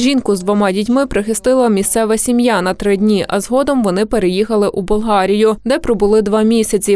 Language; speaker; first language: Ukrainian; native; Ukrainian